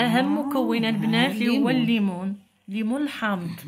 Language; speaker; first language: Arabic; native; Arabic